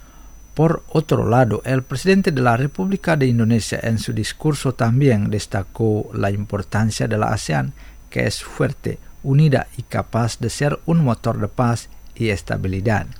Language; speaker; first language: Spanish; non-native, fluent; Indonesian